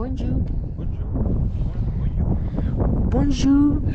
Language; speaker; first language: French; non-native, learner; Spanish